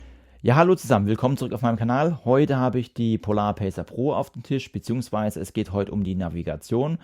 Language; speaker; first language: German; native; German